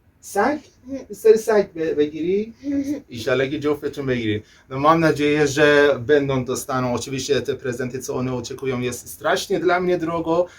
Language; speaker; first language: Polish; non-native, learner; Persian